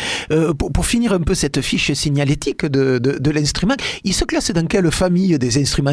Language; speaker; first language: French; native; French